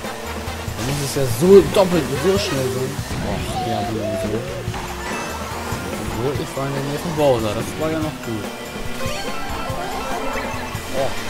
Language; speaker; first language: German; native; German